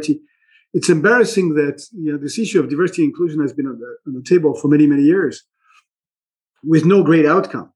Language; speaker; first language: English; native; English